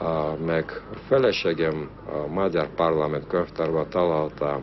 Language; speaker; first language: Hungarian; non-native, fluent; Armenian